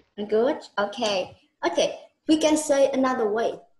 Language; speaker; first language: English; non-native, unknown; Vietnamese